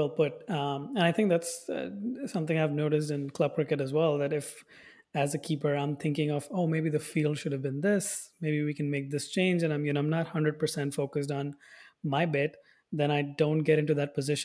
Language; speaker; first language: English; non-native, local second language; Hindi